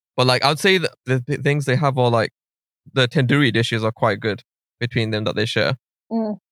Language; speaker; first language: English; native; English